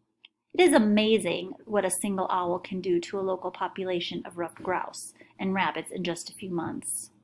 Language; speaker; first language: English; native; English